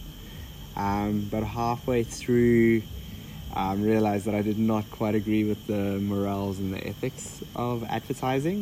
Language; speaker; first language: English; native; English